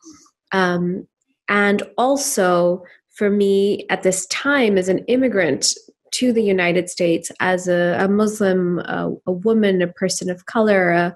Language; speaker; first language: English; non-native, local second language; Urdu